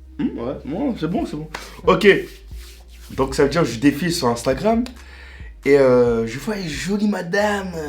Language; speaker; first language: French; native; French